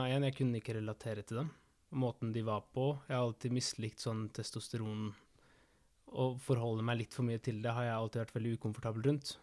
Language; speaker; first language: Norwegian; early bilingual, other home language; Spanish